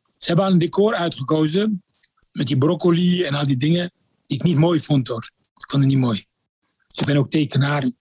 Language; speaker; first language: Dutch; non-native, fluent; Arabic